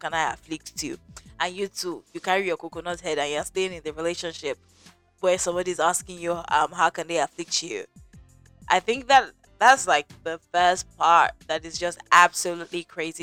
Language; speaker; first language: English; non-native, local second language; Yoruba